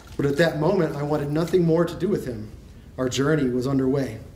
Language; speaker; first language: English; native; English